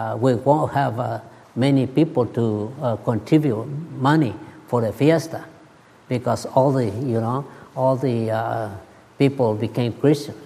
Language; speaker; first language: English; non-native, learner; Spanish